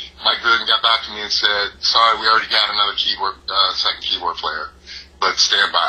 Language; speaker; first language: English; native; English